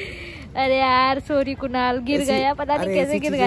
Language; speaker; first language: Hindi; native; Hindi